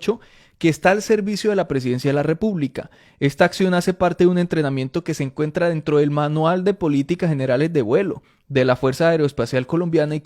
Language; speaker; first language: Spanish; native; Spanish